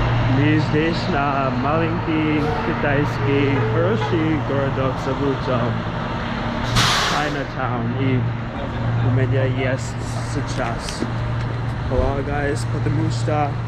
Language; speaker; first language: Russian; non-native, learner; English